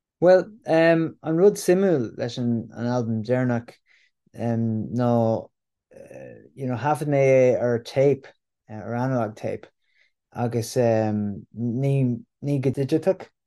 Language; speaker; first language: Irish; non-native, local second language; English